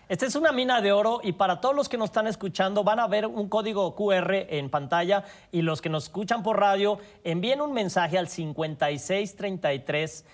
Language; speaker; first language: Spanish; native; Spanish